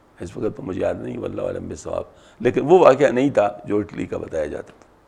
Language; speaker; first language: Urdu; non-native, local second language; Pashto